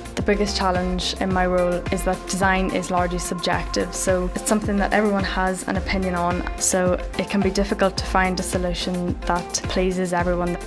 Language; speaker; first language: English; native; English